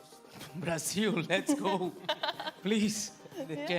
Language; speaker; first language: English; non-native, learner; Portuguese